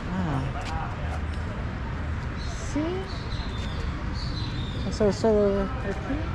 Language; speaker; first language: Spanish; non-native, learner; English